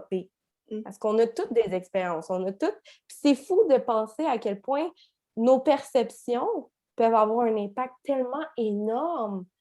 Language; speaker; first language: French; native; French